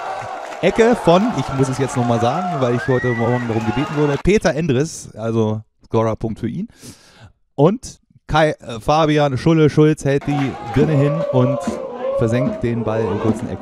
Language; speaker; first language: German; native; German